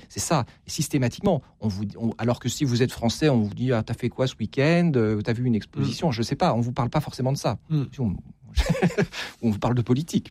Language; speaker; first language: French; native; French